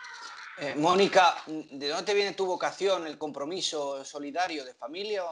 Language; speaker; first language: Spanish; native; Spanish